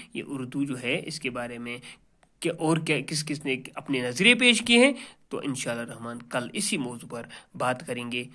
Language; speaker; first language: Urdu; non-native, local second language; Kashmiri